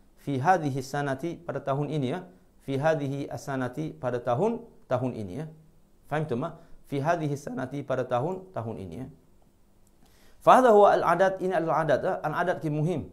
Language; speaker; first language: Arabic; non-native, fluent; Malay